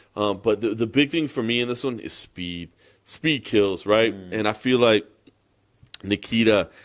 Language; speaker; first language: English; native; English